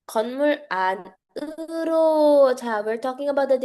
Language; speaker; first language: Korean; non-native, fluent; Filipino